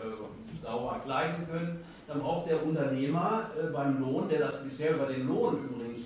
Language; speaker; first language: German; native; German